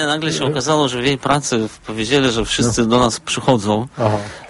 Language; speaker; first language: Polish; non-native, fluent; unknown